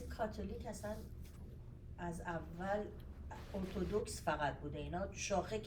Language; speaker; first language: Persian; native; Persian